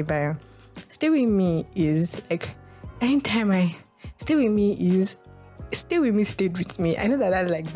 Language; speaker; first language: English; non-native, local second language; Yoruba